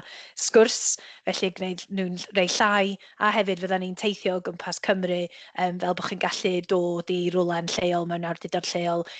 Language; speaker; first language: Welsh; native; Welsh